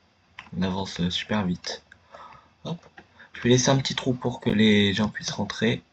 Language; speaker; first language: French; native; French